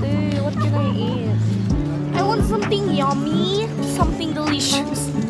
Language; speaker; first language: English; non-native, local second language; Filipino